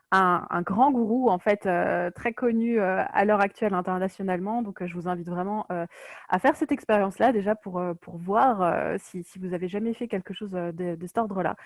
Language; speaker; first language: French; native; French